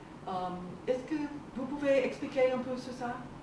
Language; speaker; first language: French; non-native, learner; English